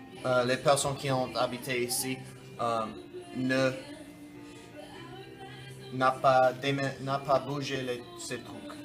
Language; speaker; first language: French; non-native, learner; English